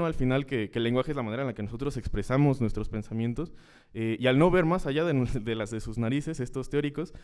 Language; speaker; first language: Spanish; native; Spanish